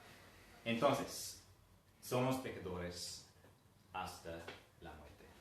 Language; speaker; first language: Spanish; non-native, fluent; English